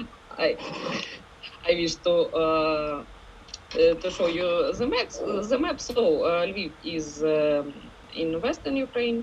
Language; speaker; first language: English; non-native, fluent; Ukrainian